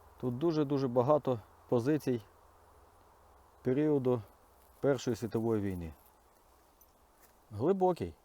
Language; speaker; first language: Ukrainian; native; Ukrainian